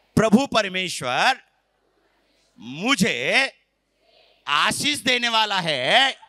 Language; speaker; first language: Hindi; non-native, local second language; Marathi